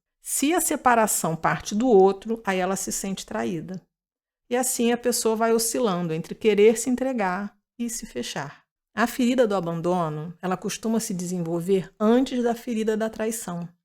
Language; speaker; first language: Portuguese; native; Portuguese